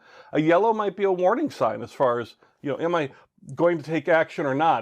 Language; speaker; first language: English; native; English